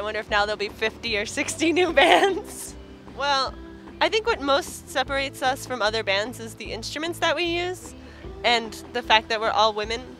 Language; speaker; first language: English; native; English